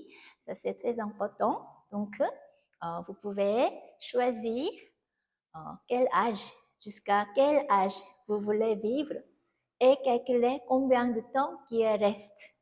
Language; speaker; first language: French; non-native, fluent; Korean